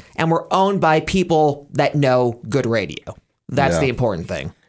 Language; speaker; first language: English; native; English